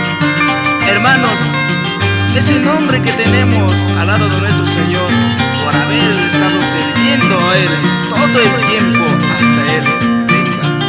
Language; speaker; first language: Spanish; non-native, local second language; Quechua